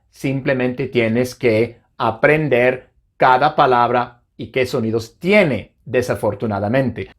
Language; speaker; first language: Spanish; non-native, fluent; English